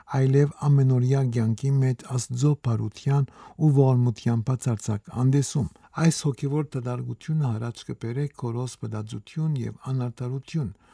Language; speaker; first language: Armenian; native; Armenian